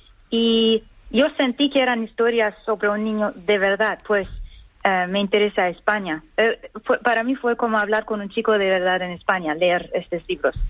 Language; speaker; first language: Spanish; non-native, fluent; Persian